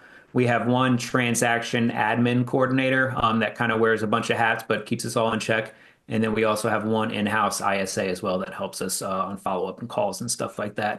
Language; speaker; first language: English; native; English